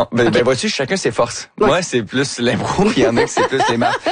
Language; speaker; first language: French; native; French